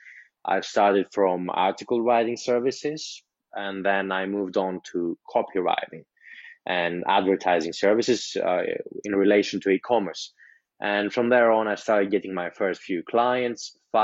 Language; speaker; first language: English; non-native, fluent; Greek